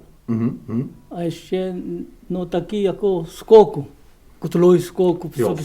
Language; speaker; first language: Czech; non-native, learner; Korean